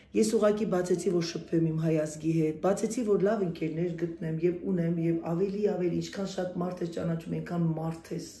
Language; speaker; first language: Armenian; native; Armenian